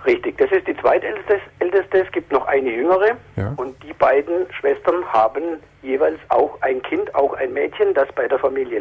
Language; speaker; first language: German; native; German